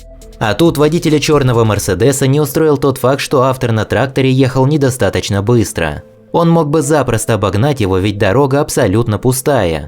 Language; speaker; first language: Russian; native; Russian